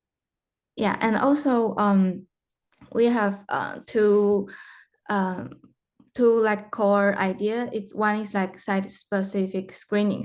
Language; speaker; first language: English; non-native, fluent; Chinese